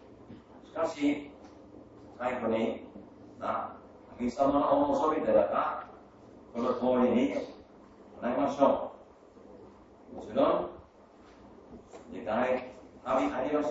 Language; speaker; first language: Japanese; non-native, fluent; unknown